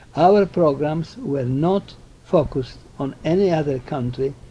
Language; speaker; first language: English; non-native, fluent; Polish